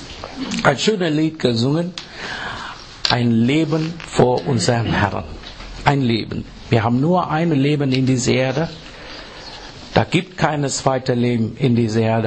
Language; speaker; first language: German; non-native, learner; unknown